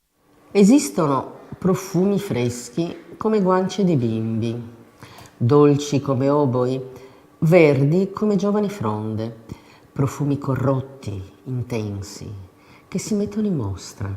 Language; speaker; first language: Italian; native; Italian